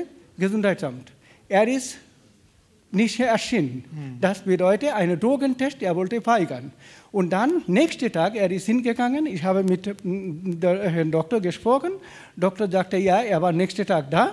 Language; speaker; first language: German; non-native, fluent; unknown